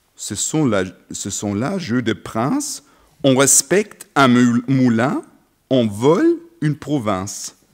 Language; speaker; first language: French; non-native, fluent; German